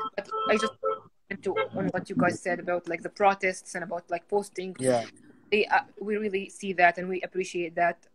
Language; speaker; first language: English; non-native, fluent; Arabic